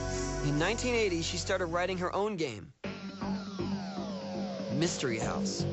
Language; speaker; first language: English; native; English